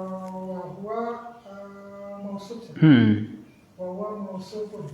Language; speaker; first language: Arabic; non-native, learner; Indonesian